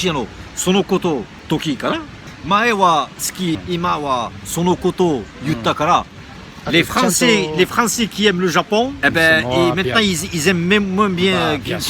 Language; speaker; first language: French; early bilingual, other home language; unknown